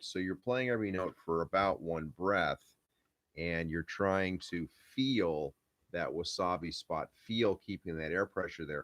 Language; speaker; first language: English; native; English